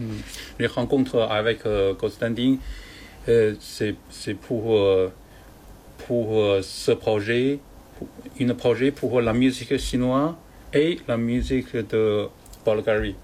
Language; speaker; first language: French; non-native, learner; Chinese